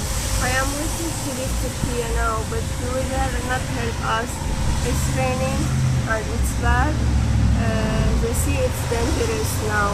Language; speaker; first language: English; non-native, learner; Arabic